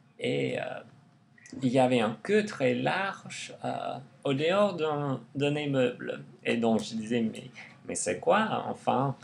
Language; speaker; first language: French; non-native, learner; English